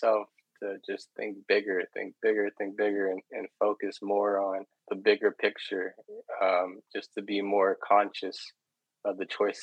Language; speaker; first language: English; native; English